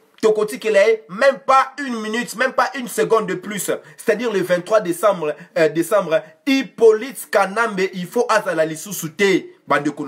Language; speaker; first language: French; non-native, local second language; Lingala